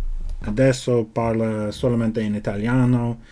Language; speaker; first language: Italian; non-native, learner; English